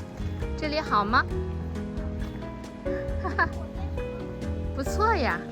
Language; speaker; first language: Chinese; native; Chinese